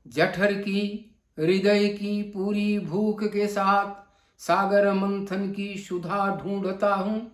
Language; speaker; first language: Hindi; non-native, local second language; Bangla